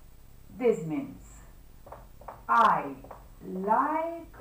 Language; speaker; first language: English; non-native, fluent; Catalan